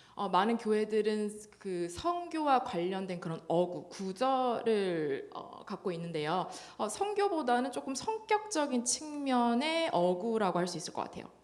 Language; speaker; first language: Korean; native; Korean